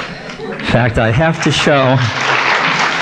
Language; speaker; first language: English; native; English